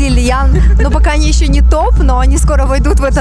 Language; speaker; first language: Russian; native; Russian